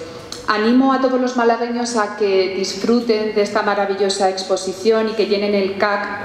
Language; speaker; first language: Spanish; native; Spanish